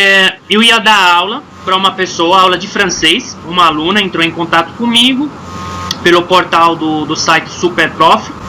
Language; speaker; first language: Portuguese; non-native, fluent; Arabic